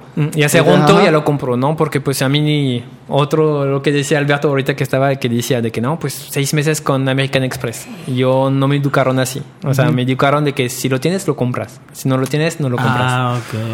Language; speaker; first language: Spanish; non-native, fluent; French